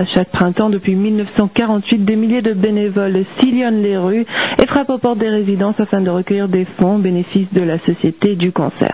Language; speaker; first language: French; native; French